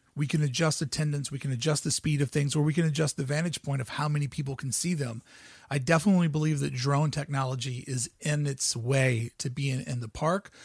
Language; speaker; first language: English; native; English